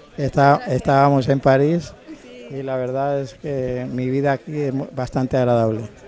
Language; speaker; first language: Spanish; native; Spanish